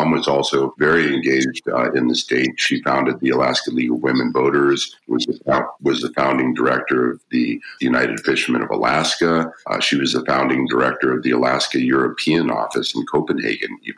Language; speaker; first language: English; native; English